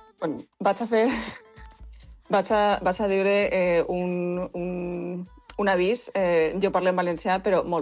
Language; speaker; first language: Catalan; non-native, local second language; Spanish